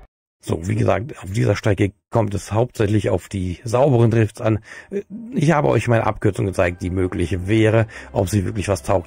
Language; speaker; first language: German; native; German